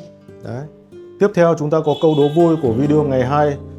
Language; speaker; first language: Vietnamese; native; Vietnamese